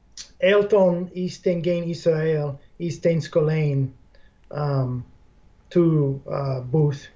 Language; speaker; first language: Greek; non-native, fluent; English